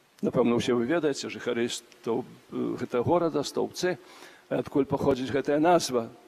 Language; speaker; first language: Belarusian; native; Belarusian